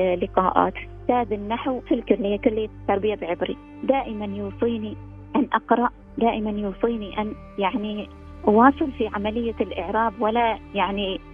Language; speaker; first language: Arabic; native; Arabic